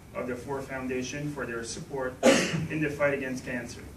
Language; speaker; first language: English; non-native, local second language; French